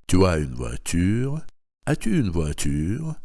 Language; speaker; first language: French; non-native, fluent; Russian